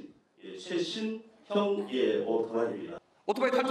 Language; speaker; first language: Korean; native; Korean